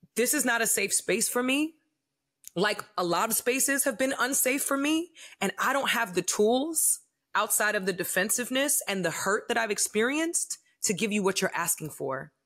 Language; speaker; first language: English; native; English